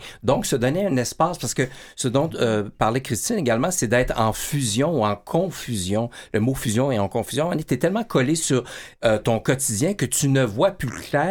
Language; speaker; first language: French; native; French